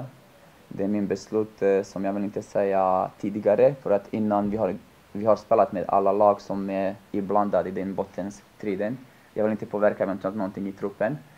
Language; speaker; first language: Swedish; non-native, fluent; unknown